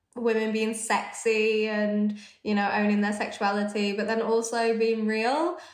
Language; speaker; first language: English; native; English